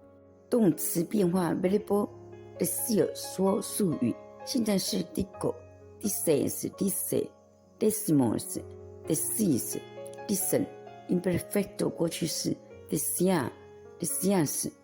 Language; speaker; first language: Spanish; non-native, fluent; Chinese